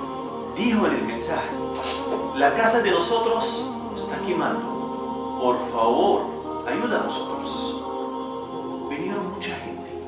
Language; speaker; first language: Spanish; non-native, fluent; Arabic